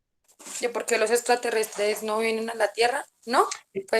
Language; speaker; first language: Spanish; native; Spanish